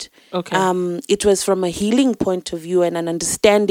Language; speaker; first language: English; non-native, local second language; Shona